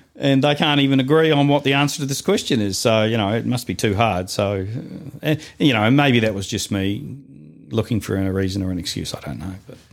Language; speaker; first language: English; native; English